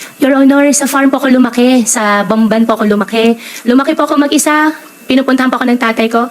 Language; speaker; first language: Filipino; native; Filipino